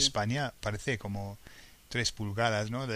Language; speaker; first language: Spanish; non-native, fluent; English